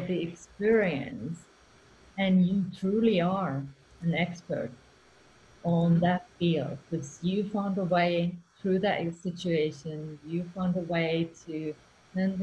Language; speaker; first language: English; non-native, fluent; Finnish